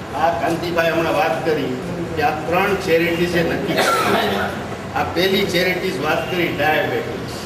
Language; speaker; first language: Gujarati; early bilingual, heritage; Gujarati